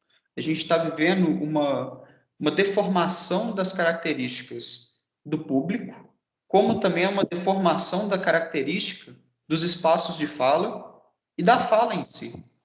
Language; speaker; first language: Portuguese; native; Portuguese